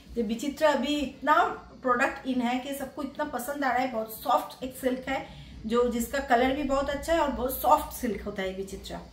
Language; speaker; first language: Hindi; non-native, local second language; Bangla